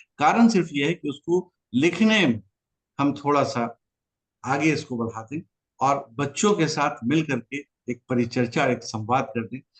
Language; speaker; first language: Hindi; native; Hindi